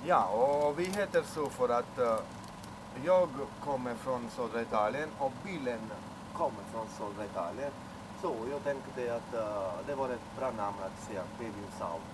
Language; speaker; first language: Swedish; non-native, learner; Italian